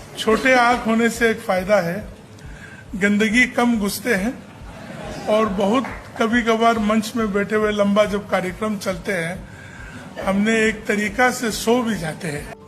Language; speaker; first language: Hindi; non-native, local second language; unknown